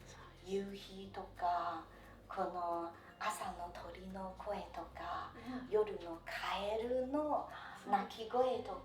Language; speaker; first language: Japanese; non-native, fluent; Chinese